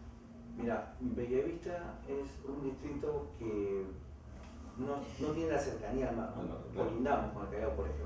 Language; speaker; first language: Spanish; native; Spanish